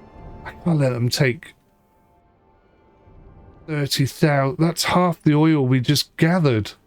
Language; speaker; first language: English; native; English